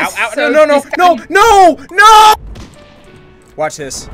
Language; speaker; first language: English; native; English